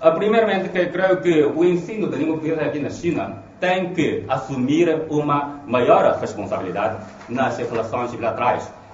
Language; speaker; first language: Portuguese; non-native, fluent; Chinese